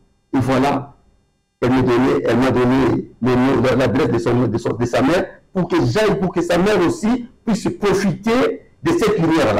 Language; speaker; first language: French; non-native, local second language; Lingala